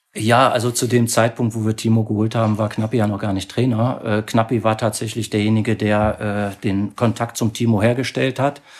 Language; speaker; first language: German; native; German